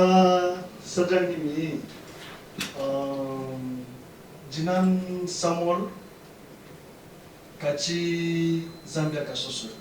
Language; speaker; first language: Korean; non-native, learner; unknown